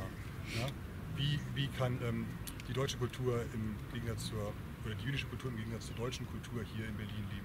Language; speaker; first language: German; native; German